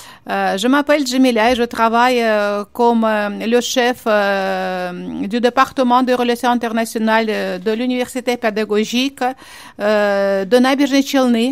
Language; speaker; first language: French; non-native, fluent; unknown